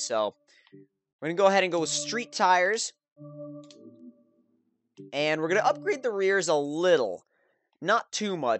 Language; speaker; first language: English; native; English